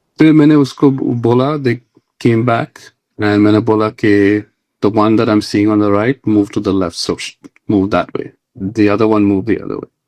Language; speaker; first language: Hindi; non-native, local second language; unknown